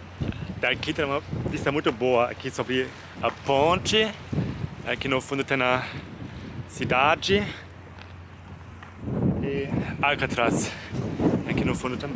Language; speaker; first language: Portuguese; non-native, fluent; German